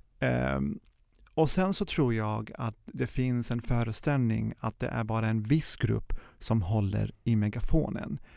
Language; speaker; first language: Swedish; early bilingual, other home language; Arabic